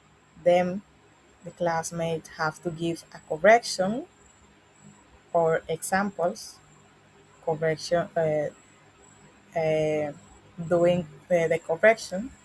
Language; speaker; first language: English; non-native, learner; Spanish